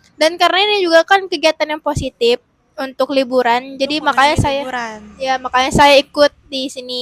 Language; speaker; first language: Indonesian; non-native, local second language; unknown